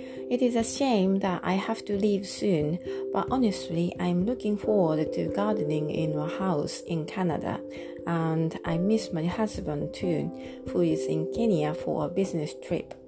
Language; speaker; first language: English; non-native, fluent; Japanese